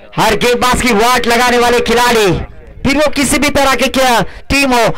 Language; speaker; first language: Hindi; non-native, local second language; Marathi